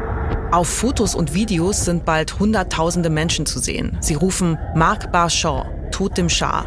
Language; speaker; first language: German; native; German